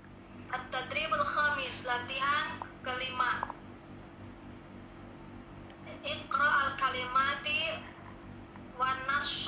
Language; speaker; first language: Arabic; non-native, learner; Indonesian